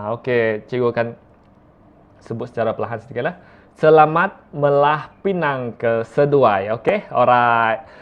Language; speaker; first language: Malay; non-native, local second language; Iban